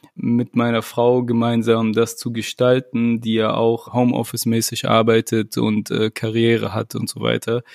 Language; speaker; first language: German; native; German